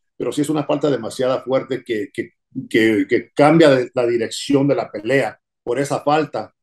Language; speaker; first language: Spanish; early bilingual, heritage; Spanish